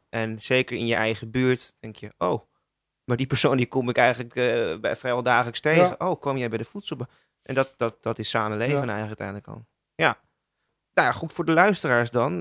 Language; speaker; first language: Dutch; native; Dutch